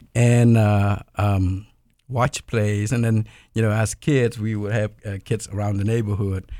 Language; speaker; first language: English; non-native, fluent; Khmer